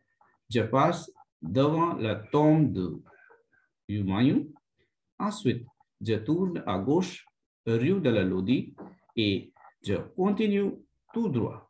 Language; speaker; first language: French; non-native, fluent; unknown